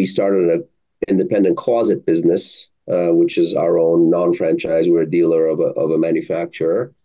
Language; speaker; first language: English; early bilingual, other home language; Arabic